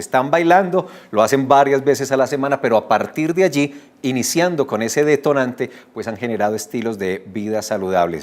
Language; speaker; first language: Spanish; native; Spanish